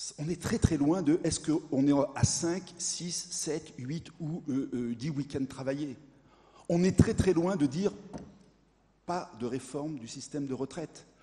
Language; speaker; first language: French; native; French